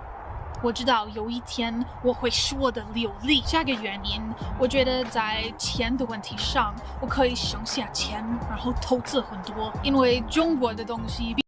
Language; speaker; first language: Chinese; non-native, learner; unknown